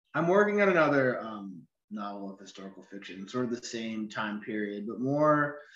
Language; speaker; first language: English; native; English